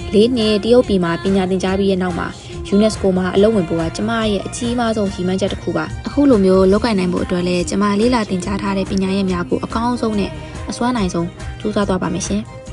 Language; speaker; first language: Burmese; native; Burmese